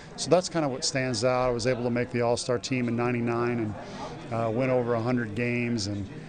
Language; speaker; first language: English; native; English